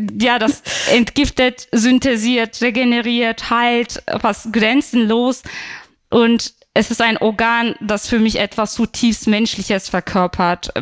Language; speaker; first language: German; non-native, fluent; Turkish